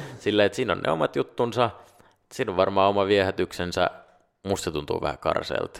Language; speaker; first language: Finnish; non-native, local second language; Swedish